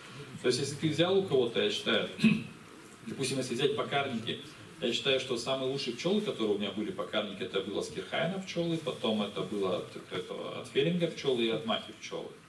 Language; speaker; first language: Russian; native; Russian